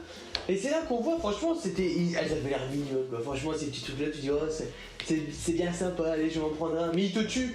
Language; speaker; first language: French; native; French